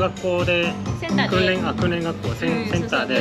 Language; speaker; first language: Japanese; native; Japanese